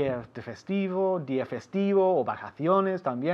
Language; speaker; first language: Spanish; non-native, fluent; English